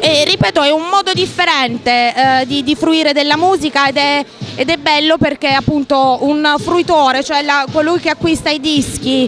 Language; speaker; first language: Italian; native; Italian